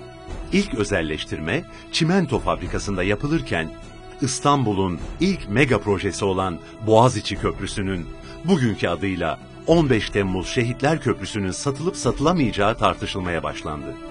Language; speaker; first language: Turkish; native; Turkish